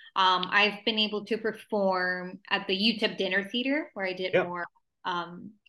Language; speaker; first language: English; early bilingual, other home language; Spanish